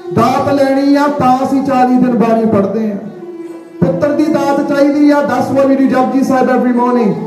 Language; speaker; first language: Punjabi; early bilingual, heritage; Punjabi